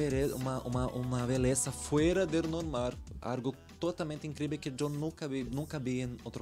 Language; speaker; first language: Spanish; non-native, learner; Portuguese